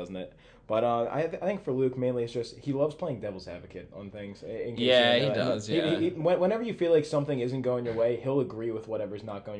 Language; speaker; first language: English; native; English